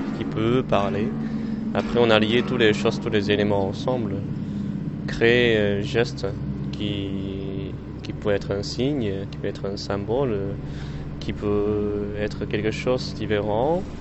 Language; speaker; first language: French; non-native, learner; Chinese